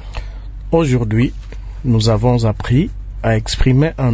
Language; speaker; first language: French; non-native, local second language; Lingala